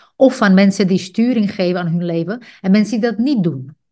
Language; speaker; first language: Dutch; non-native, fluent; Czech